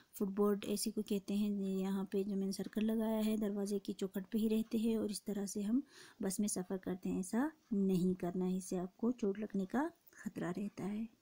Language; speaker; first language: Hindi; non-native, local second language; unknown